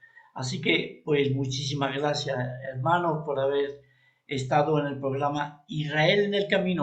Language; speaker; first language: Spanish; native; Spanish